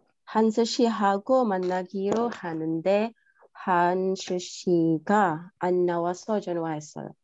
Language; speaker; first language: Korean; non-native, learner; Malay